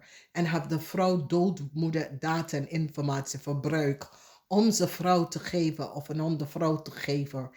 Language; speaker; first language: Dutch; non-native, fluent; English